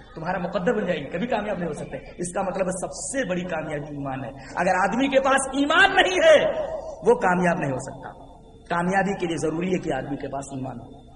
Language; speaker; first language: Urdu; native; Urdu